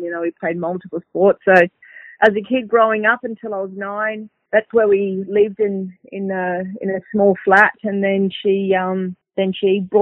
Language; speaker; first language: English; native; English